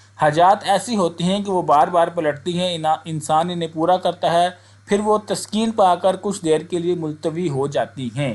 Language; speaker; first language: Urdu; non-native, local second language; Punjabi